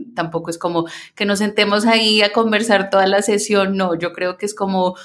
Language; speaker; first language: Spanish; early bilingual, heritage; Spanish